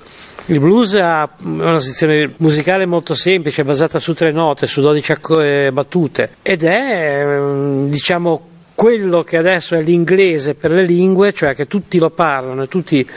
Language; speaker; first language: Italian; native; Italian